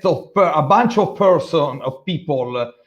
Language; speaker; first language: English; non-native, fluent; Italian